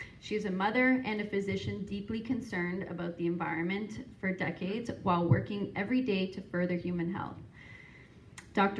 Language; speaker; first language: English; native; English